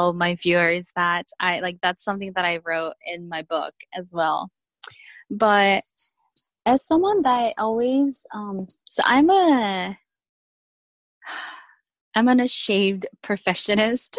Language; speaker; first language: English; non-native, fluent; Korean